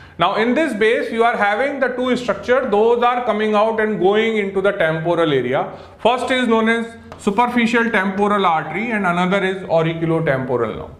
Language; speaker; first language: English; non-native, local second language; Hindi